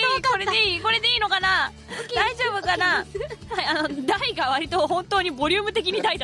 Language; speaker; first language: Japanese; native; Japanese